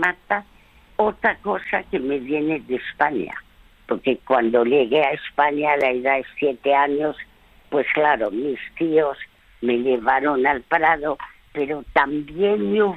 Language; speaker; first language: Spanish; early bilingual, other home language; French